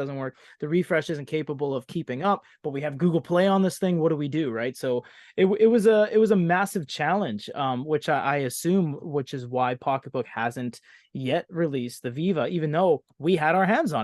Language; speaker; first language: English; native; English